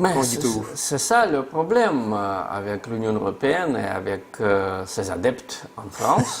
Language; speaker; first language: French; non-native, fluent; Russian